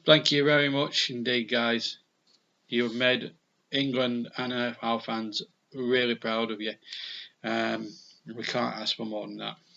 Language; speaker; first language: English; native; English